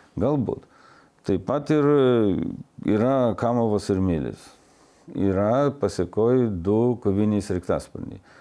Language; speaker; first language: Lithuanian; non-native, local second language; Russian